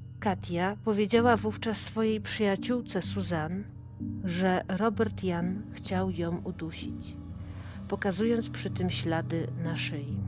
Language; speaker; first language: Polish; native; Polish